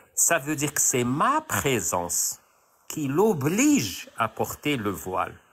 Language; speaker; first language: French; non-native, local second language; Arabic